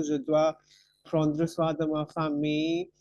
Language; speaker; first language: French; non-native, fluent; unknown